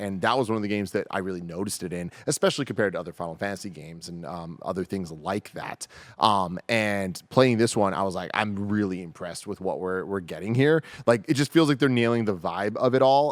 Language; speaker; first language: English; native; English